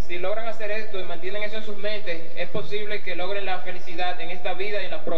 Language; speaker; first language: Spanish; native; Spanish